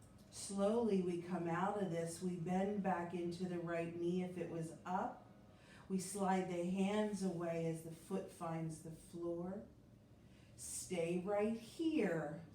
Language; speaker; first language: English; native; English